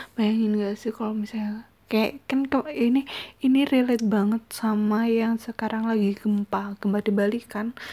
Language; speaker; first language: Indonesian; native; Indonesian